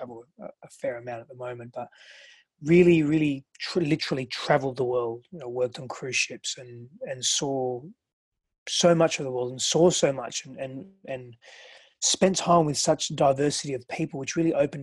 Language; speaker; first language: English; early bilingual, other home language; Greek